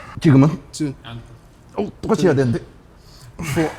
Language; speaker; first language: Korean; native; Korean